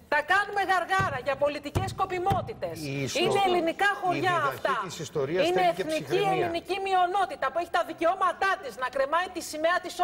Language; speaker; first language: Greek; native; Greek